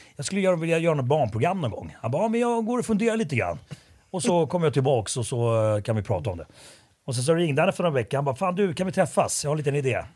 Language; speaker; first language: Swedish; native; Swedish